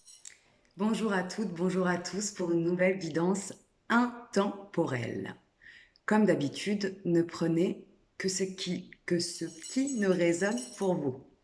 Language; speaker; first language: French; native; French